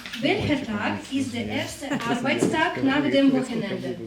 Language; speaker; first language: German; non-native, fluent; Ukrainian